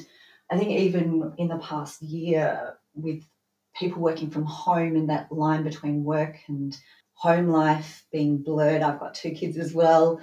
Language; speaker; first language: English; native; English